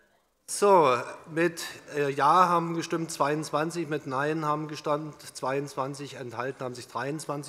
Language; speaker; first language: German; native; German